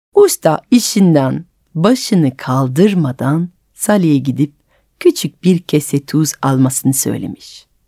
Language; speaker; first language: Turkish; non-native, fluent; French